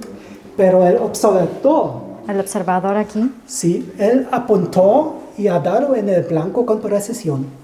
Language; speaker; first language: Spanish; non-native, fluent; German